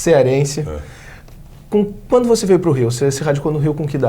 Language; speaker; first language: Portuguese; native; Portuguese